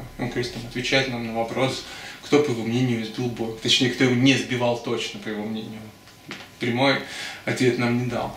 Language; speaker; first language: Russian; native; Russian